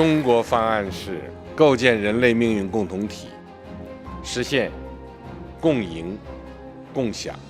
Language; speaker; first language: Chinese; native; Chinese